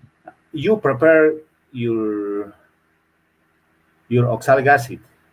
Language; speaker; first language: English; non-native, learner; Spanish